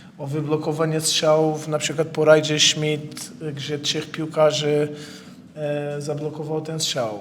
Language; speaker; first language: Polish; non-native, fluent; Portuguese